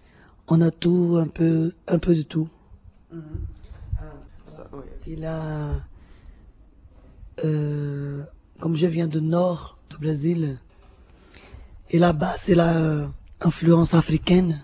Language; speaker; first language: French; non-native, fluent; Portuguese